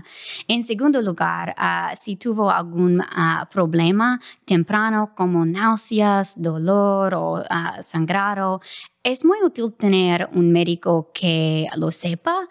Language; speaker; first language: Spanish; non-native, fluent; English